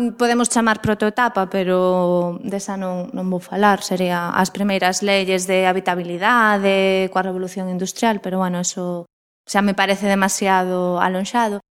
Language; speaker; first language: Galician; non-native, local second language; Spanish